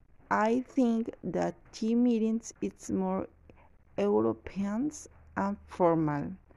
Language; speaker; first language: English; non-native, learner; Spanish